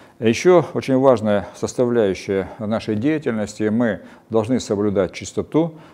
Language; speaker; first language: Russian; native; Russian